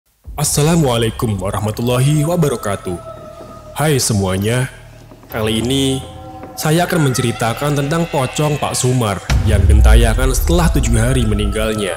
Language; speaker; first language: Indonesian; native; Indonesian